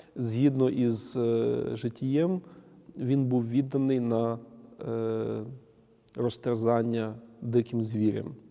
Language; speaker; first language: Ukrainian; native; Ukrainian